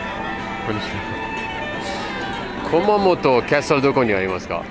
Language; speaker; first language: Japanese; non-native, learner; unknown